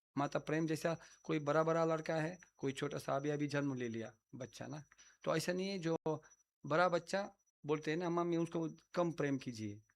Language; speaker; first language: Hindi; non-native, fluent; Russian